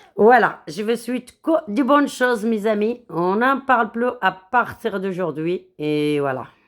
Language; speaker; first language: French; non-native, local second language; Arabic